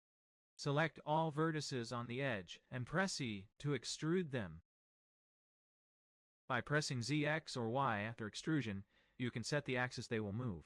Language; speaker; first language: English; non-native, fluent; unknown